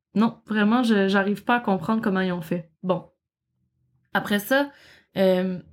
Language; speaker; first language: French; native; French